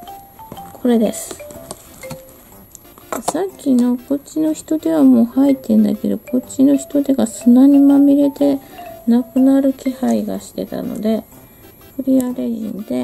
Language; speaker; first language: Japanese; native; Japanese